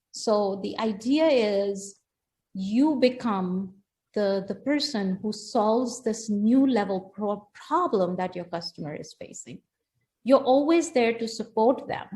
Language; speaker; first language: English; non-native, local second language; Hindi